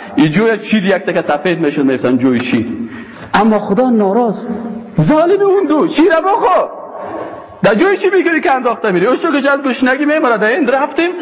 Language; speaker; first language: Persian; native; Persian